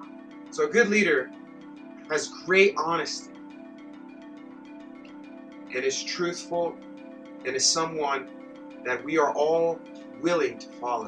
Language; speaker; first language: English; native; English